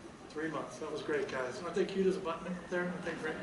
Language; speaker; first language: English; native; English